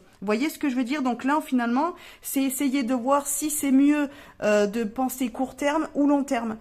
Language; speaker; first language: French; native; French